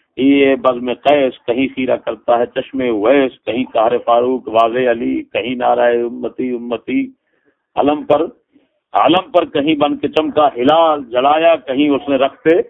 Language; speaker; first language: Urdu; non-native, local second language; Punjabi